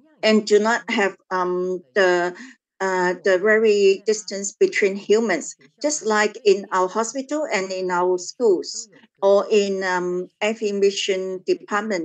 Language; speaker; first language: English; non-native, learner; Chinese